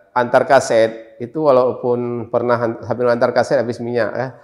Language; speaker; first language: Indonesian; native; Indonesian